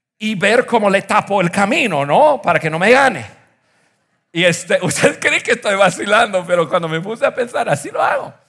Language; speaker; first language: Spanish; non-native, fluent; English